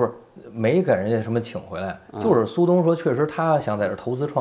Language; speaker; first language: Chinese; native; Chinese